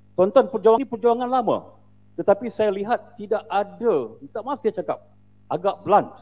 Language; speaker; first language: Malay; native; Malay